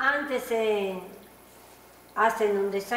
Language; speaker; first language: Spanish; non-native, fluent; Italian